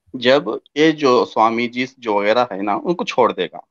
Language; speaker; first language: Hindi; non-native, local second language; Telugu